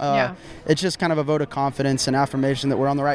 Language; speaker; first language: English; native; English